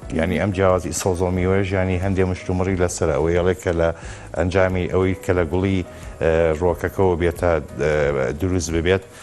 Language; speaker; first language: Central Kurdish; native; Central Kurdish